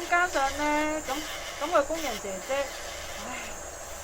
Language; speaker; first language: Cantonese; native; Cantonese